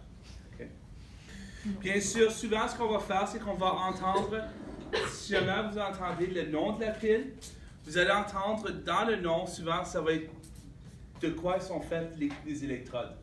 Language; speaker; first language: French; native; French